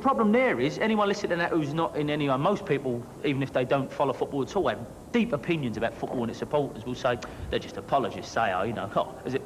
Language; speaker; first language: English; native; English